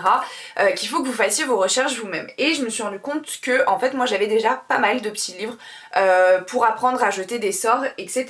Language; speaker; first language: French; native; French